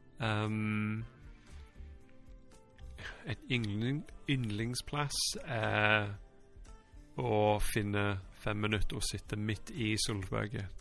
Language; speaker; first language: Norwegian; non-native, fluent; English